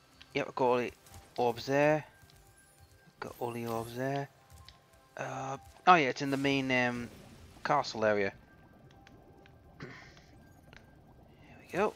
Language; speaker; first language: English; native; English